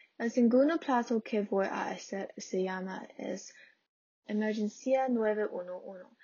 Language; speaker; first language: Spanish; non-native, learner; English